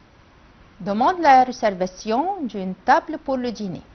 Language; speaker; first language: French; non-native, fluent; Arabic